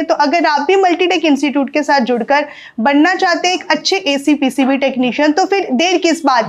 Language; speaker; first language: Hindi; native; Hindi